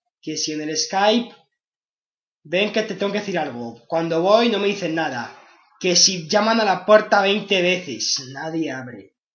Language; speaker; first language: Spanish; native; Spanish